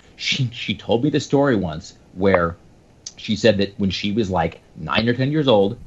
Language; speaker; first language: English; native; English